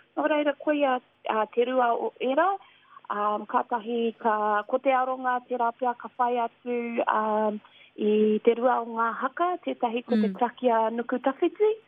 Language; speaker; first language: Māori; native; Māori